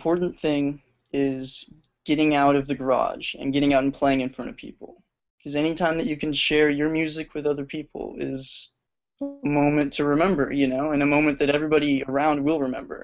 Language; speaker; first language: English; native; English